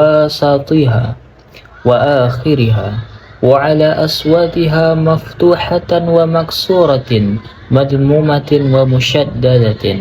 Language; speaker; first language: Arabic; non-native, learner; Indonesian